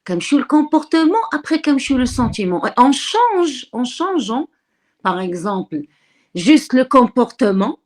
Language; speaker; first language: French; non-native, local second language; Arabic